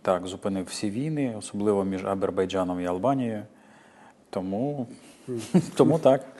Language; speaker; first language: Ukrainian; native; Ukrainian